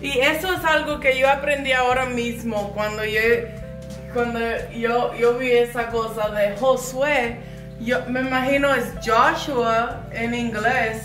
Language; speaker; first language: Spanish; non-native, fluent; English